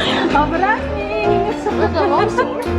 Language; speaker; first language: Swedish; non-native, learner; Indonesian